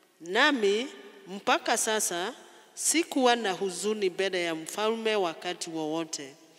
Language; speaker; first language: Swahili; non-native, local second language; Kikuyu